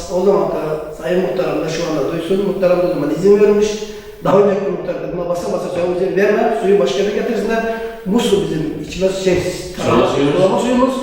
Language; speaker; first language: Turkish; native; Turkish